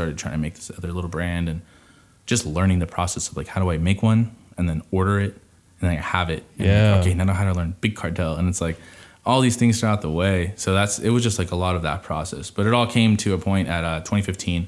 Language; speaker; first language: English; native; English